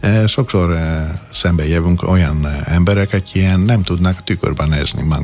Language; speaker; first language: Hungarian; non-native, fluent; Greek